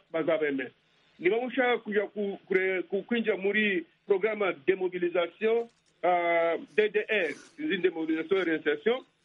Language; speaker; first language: Kinyarwanda; native; Kinyarwanda